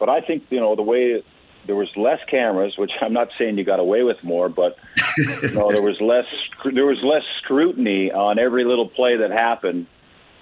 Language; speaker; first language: English; native; English